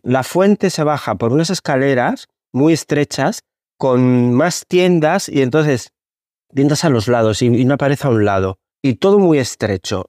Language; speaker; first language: Spanish; native; Spanish